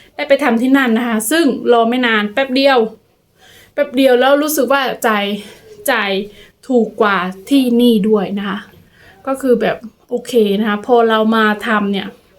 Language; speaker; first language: Thai; native; Thai